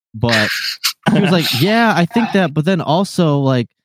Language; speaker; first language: English; native; English